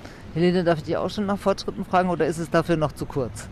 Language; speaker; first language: German; native; German